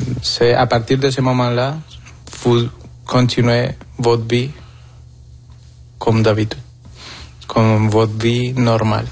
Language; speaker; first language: French; non-native, fluent; Spanish